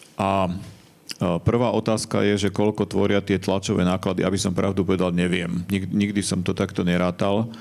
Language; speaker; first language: Slovak; native; Slovak